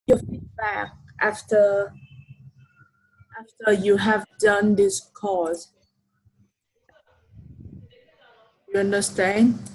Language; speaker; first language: English; non-native, fluent; Vietnamese